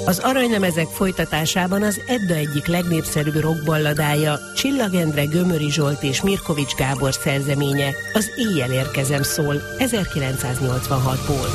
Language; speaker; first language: Hungarian; native; Hungarian